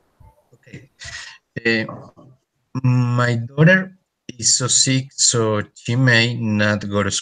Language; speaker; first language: English; non-native, learner; Spanish